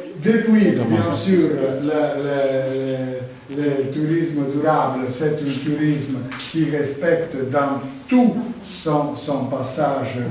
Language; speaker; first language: French; non-native, learner; Italian